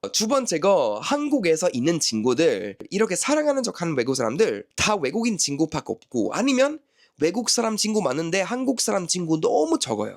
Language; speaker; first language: Korean; non-native, fluent; Swedish